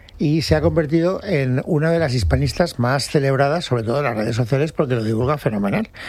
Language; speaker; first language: Spanish; native; Spanish